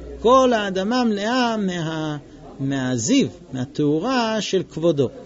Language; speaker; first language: Hebrew; non-native, fluent; English